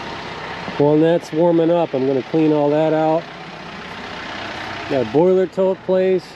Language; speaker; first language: English; native; English